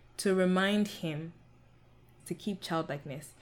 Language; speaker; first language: English; non-native, local second language; Yoruba